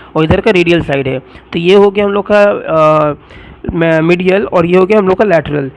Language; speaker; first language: Hindi; non-native, local second language; Bangla